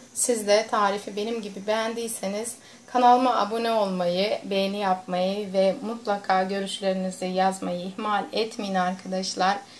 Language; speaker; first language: Turkish; non-native, fluent; Russian